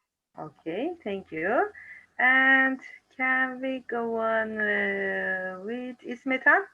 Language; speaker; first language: English; non-native, fluent; Turkish